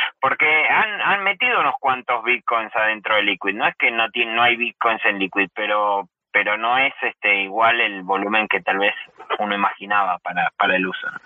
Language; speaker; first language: Spanish; native; Spanish